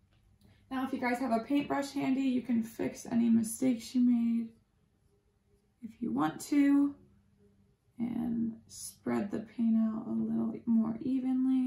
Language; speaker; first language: English; native; English